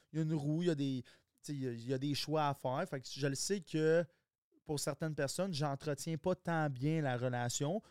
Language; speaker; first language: French; native; French